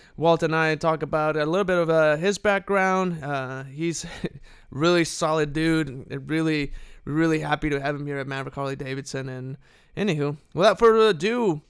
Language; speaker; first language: English; non-native, fluent; Spanish